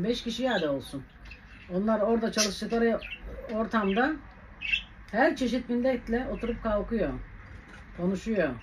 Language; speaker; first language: Turkish; native; Turkish